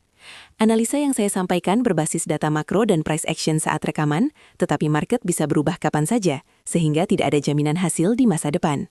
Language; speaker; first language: Indonesian; native; Indonesian